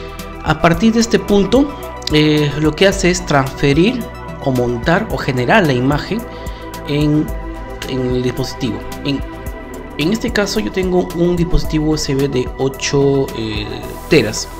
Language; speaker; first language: Spanish; native; Spanish